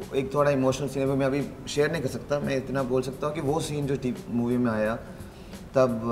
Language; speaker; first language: Hindi; non-native, local second language; Malayalam